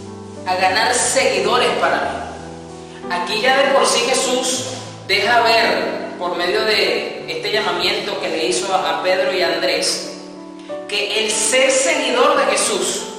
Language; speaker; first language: Spanish; native; Spanish